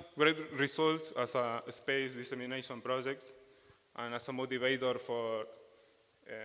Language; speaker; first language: English; non-native, fluent; Spanish